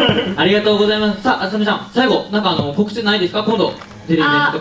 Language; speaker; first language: Japanese; native; Japanese